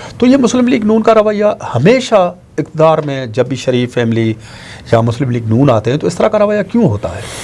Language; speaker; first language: Urdu; non-native, local second language; Sindhi